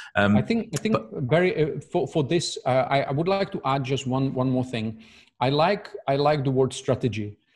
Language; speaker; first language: English; non-native, fluent; Czech